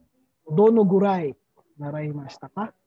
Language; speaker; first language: Japanese; non-native, fluent; Filipino